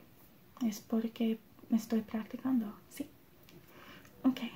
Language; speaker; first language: Spanish; non-native, learner; English